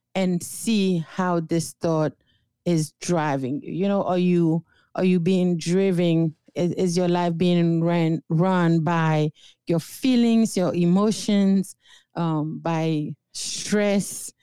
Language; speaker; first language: English; non-native, fluent; Haitian Creole